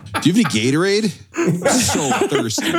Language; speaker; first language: English; native; English